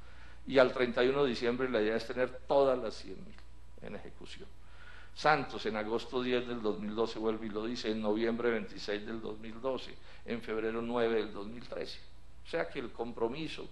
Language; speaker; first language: Spanish; native; Spanish